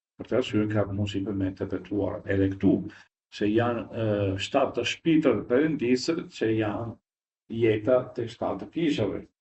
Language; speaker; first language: Albanian; non-native, fluent; Italian